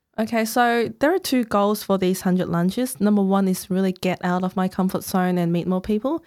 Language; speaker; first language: English; non-native, fluent; Cantonese